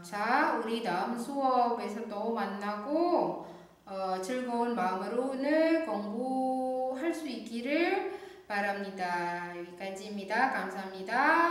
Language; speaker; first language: Korean; non-native, fluent; Indonesian